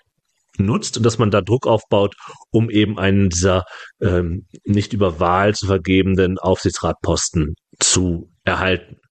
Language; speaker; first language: German; native; German